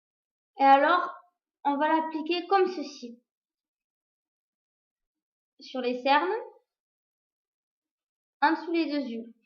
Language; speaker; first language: French; native; French